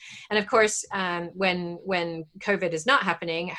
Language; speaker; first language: English; native; English